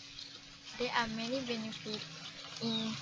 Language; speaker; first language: English; non-native, learner; Malay